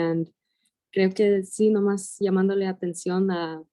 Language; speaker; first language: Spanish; early bilingual, heritage; Spanish